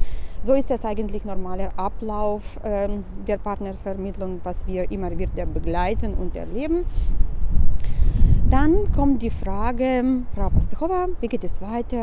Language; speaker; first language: German; non-native, fluent; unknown